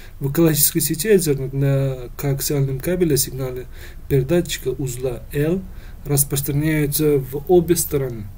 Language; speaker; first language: Russian; non-native, local second language; Uzbek